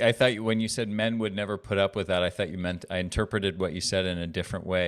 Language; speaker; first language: English; native; English